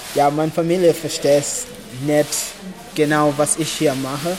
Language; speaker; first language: German; non-native, learner; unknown